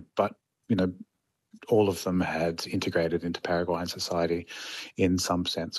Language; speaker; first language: English; native; English